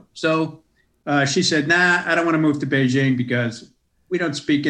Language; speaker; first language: English; native; English